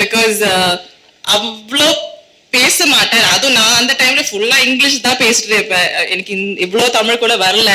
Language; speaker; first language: Tamil; non-native, learner; Malayalam